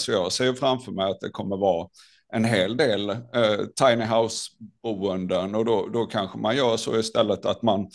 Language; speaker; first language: Swedish; native; Swedish